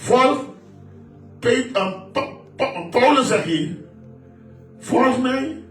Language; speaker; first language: Dutch; non-native, fluent; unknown